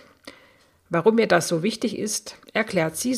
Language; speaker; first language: German; native; German